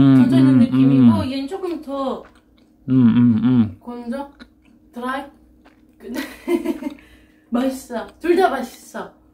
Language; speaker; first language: Korean; non-native, fluent; French